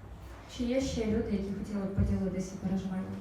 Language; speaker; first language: Ukrainian; native; Ukrainian